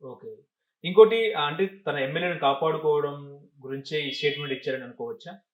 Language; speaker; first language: Telugu; native; Telugu